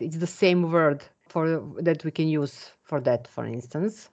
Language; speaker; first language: English; non-native, fluent; Serbian